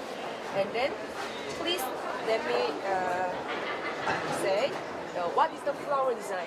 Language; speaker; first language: English; non-native, learner; Korean